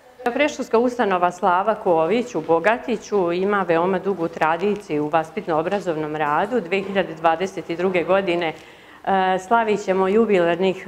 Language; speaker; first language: Serbian; native; Serbian